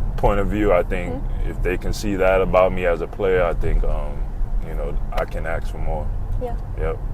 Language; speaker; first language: English; native; English